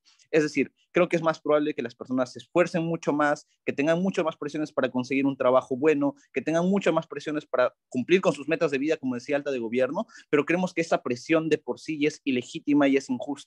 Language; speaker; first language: Spanish; native; Spanish